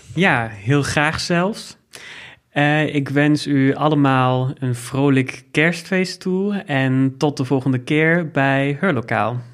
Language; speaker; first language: Dutch; non-native, fluent; German